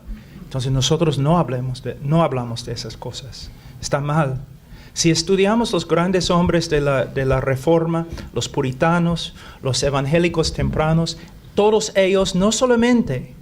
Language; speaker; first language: Spanish; non-native, fluent; English